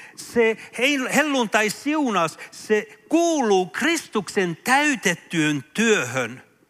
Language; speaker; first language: Finnish; early bilingual, heritage; Finnish